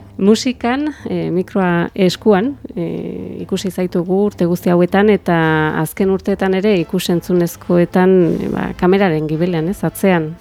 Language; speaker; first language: Basque; native; Basque